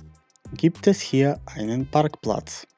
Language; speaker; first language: German; non-native, fluent; Macedonian